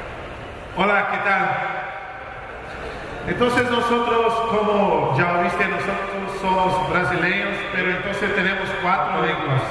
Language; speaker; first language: Spanish; non-native, fluent; Portuguese